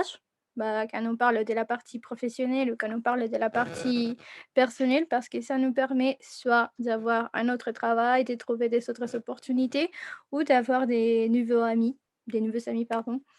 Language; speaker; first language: French; non-native, fluent; Spanish